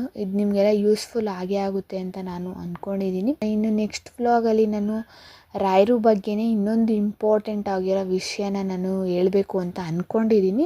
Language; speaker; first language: Kannada; native; Kannada